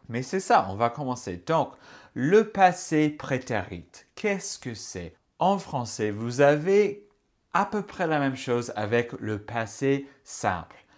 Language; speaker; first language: French; non-native, fluent; English